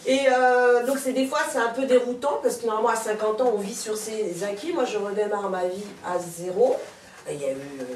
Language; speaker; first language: French; native; French